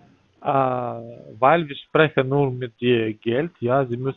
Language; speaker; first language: German; non-native, learner; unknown